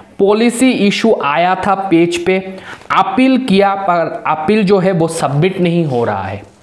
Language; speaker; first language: Hindi; non-native, local second language; Bangla